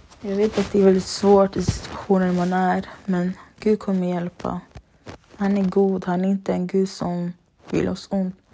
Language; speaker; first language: Swedish; early bilingual, other home language; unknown